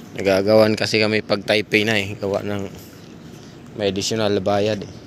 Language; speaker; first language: Filipino; non-native, local second language; Cebuano